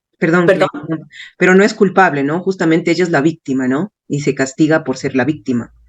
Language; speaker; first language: Spanish; native; Spanish